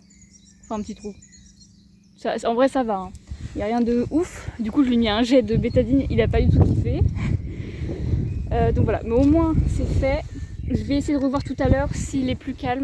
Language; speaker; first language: French; native; French